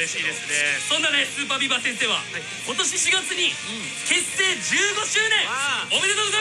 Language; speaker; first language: Japanese; native; Japanese